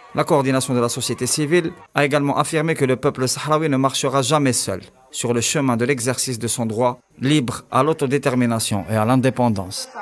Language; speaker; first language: French; non-native, local second language; Arabic